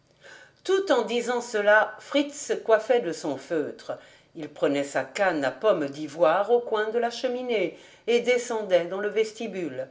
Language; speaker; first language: French; native; French